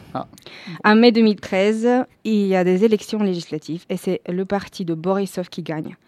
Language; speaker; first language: French; non-native, fluent; Spanish